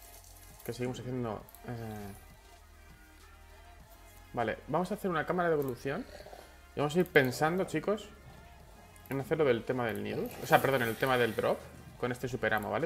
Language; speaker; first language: Spanish; native; Spanish